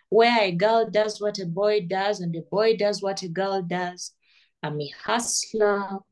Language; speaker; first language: English; non-native, local second language; Ganda